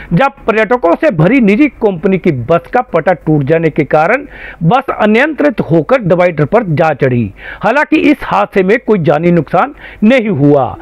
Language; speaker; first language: Hindi; non-native, local second language; Punjabi